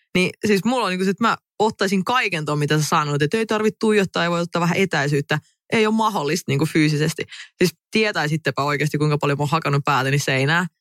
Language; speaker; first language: Finnish; early bilingual, other home language; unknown